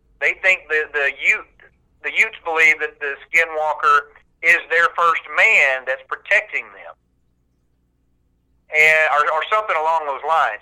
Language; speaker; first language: English; native; English